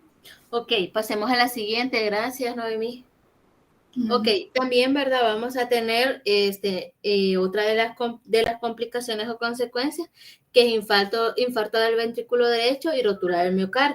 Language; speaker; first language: Spanish; native; Spanish